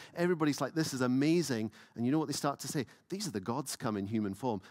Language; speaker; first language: English; native; English